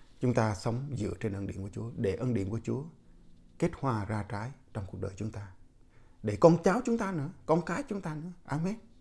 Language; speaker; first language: Vietnamese; non-native, local second language; Jarai